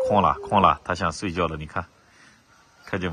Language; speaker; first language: Chinese; native; Chinese